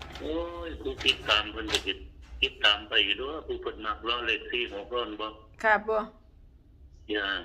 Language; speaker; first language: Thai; non-native, local second language; Northeastern Thai